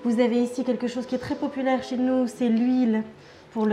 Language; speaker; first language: French; native; French